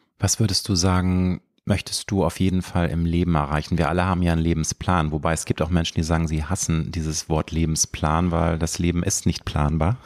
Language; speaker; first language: German; native; German